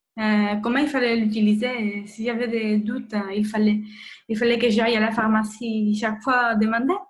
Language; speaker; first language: French; non-native, fluent; Spanish